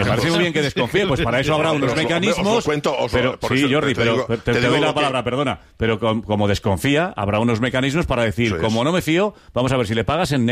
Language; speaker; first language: Spanish; native; Spanish